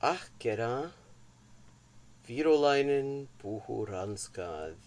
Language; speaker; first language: Finnish; non-native, learner; English